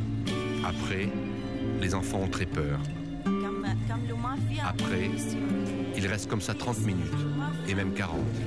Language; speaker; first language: French; non-native, learner; Arabic